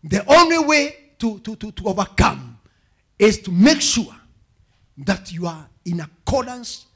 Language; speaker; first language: English; non-native, local second language; Swahili